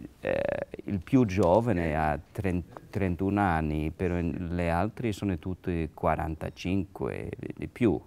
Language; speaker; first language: Italian; non-native, learner; English